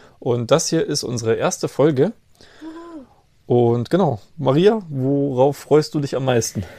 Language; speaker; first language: German; native; German